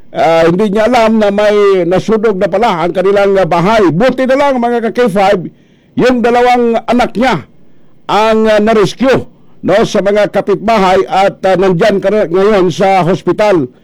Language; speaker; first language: Filipino; non-native, local second language; Cebuano